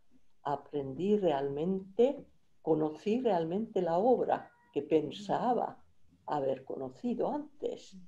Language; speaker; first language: Spanish; non-native, fluent; Finnish